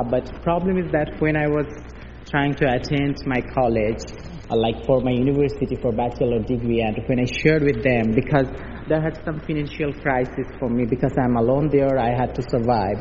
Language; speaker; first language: English; non-native, local second language; Bangla